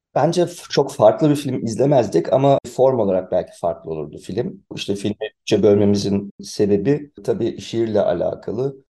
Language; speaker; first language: Turkish; early bilingual, heritage; Turkish